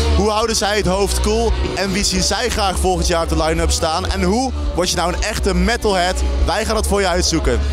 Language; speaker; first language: Dutch; native; Dutch